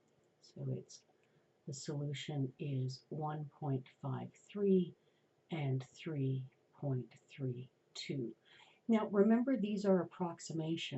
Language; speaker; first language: English; native; English